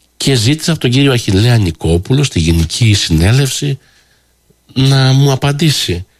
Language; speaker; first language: Greek; early bilingual, heritage; Greek